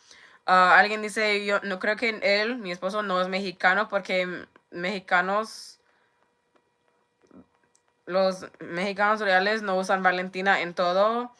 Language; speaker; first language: Spanish; non-native, learner; English